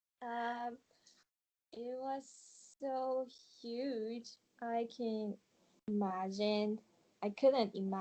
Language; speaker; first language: English; non-native, learner; Japanese